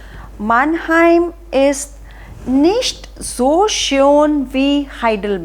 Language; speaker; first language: German; non-native, fluent; Hindi